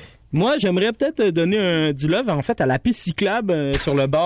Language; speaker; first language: French; native; French